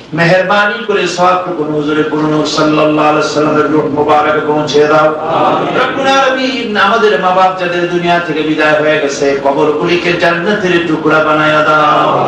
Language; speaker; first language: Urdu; non-native, fluent; Bangla